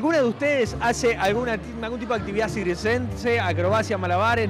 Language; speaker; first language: Spanish; native; Spanish